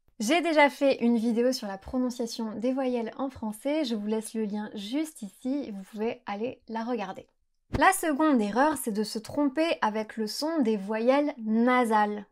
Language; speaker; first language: French; native; French